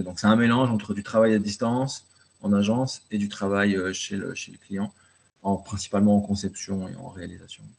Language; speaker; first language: French; native; French